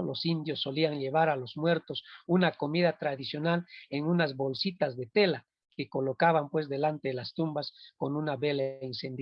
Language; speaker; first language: Spanish; non-native, local second language; Quechua